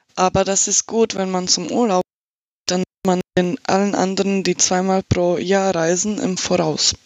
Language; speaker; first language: German; non-native, fluent; Slovak